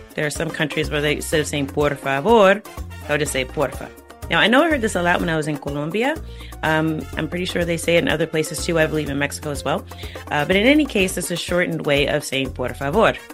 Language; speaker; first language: English; native; English